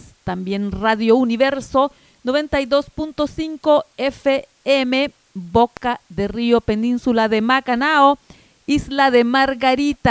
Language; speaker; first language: Spanish; native; Spanish